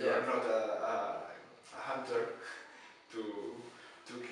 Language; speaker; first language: English; non-native, learner; Spanish